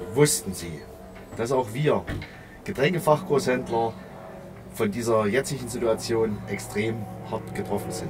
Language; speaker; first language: German; native; German